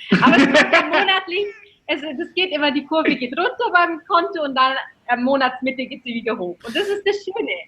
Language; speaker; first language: German; native; German